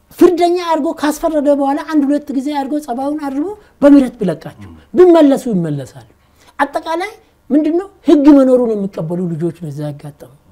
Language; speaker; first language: Amharic; non-native, local second language; Oromo